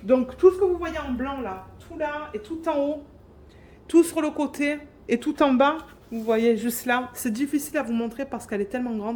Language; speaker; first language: French; native; French